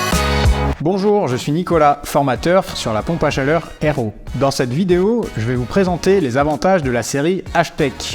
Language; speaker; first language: French; native; French